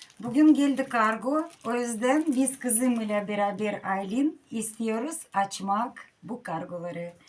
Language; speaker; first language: Turkish; non-native, learner; Russian